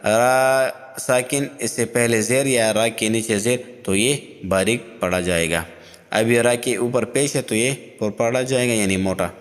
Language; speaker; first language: Urdu; non-native, local second language; Pashto